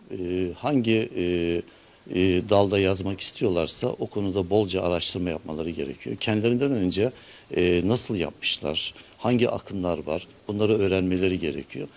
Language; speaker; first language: Turkish; native; Turkish